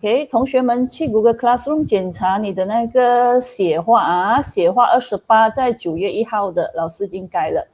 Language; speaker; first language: Chinese; native; Chinese